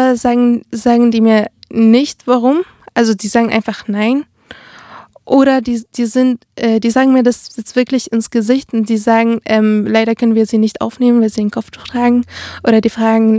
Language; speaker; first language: German; early bilingual, other home language; Arabic